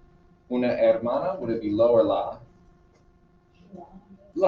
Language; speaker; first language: Spanish; non-native, fluent; English